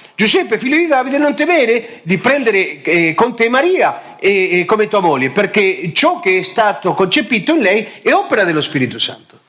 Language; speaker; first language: Italian; non-native, fluent; Spanish